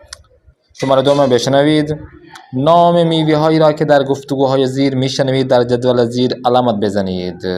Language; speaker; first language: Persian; non-native, fluent; Urdu